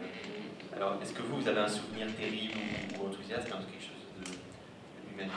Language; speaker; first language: French; native; French